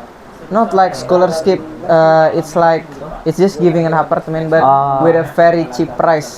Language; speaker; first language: English; non-native, learner; Indonesian